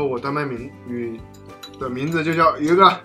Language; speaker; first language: Chinese; native; Chinese